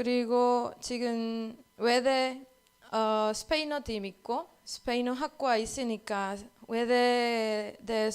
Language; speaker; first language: Korean; non-native, learner; Spanish